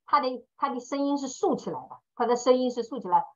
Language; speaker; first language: Chinese; native; Chinese